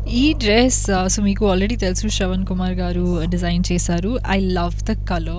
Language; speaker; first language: Telugu; non-native, local second language; Hindi